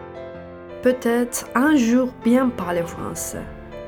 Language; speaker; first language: French; non-native, learner; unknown